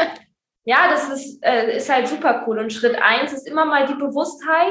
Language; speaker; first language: German; native; German